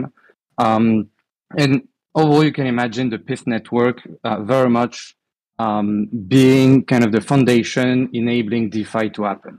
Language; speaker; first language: English; non-native, fluent; French